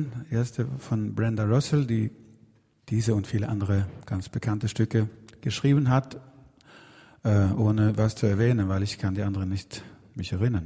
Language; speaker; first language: German; non-native, learner; Swedish